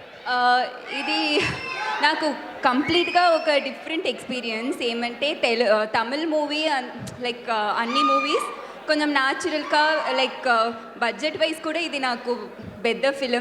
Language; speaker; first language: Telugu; non-native, learner; Tamil